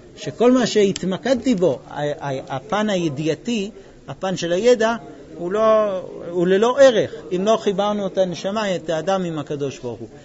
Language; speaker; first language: Hebrew; non-native, fluent; English